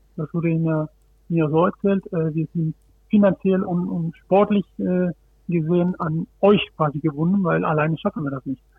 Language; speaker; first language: German; non-native, fluent; Spanish